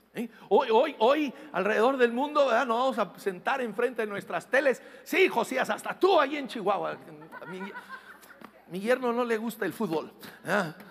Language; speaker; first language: Spanish; non-native, fluent; English